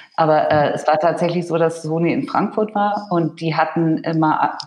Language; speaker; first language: German; native; German